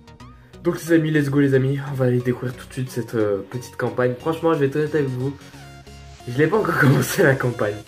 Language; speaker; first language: French; native; French